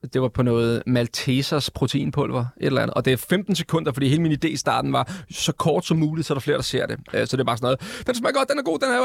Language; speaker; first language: Danish; native; Danish